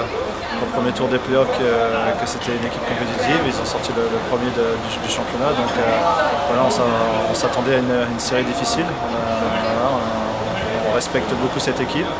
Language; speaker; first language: French; native; French